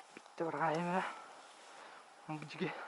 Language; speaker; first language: Russian; non-native, local second language; Yakut